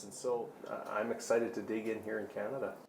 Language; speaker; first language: English; native; English